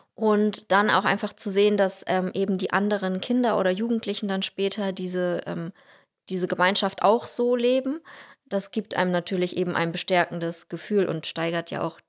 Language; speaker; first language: German; early bilingual, other home language; Russian